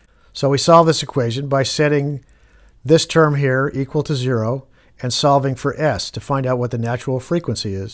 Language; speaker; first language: English; native; English